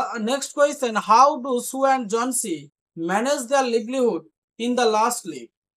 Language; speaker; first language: English; non-native, local second language; Bangla